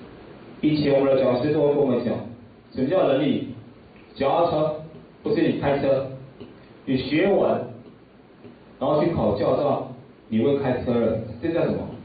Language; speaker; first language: Chinese; native; Chinese